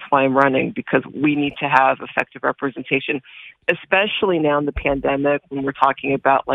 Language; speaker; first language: English; early bilingual, other home language; Hebrew